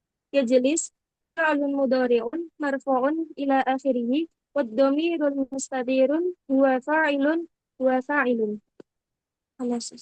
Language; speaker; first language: Arabic; non-native, learner; Indonesian